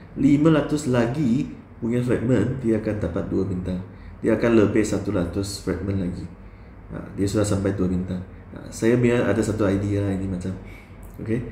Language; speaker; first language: Malay; non-native, local second language; Chinese